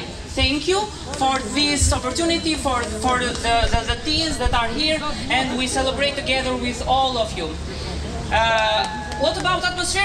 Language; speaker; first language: English; non-native, learner; Albanian